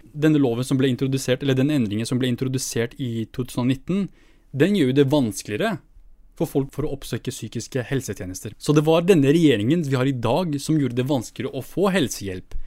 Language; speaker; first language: Norwegian; early bilingual, other home language; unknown